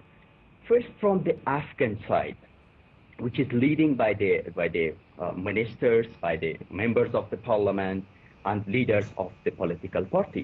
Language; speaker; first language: English; non-native, fluent; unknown